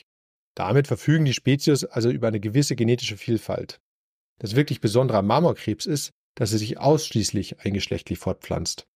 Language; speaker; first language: German; native; German